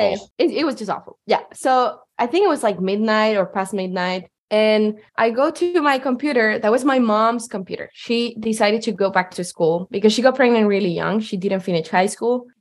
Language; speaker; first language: English; non-native, fluent; Spanish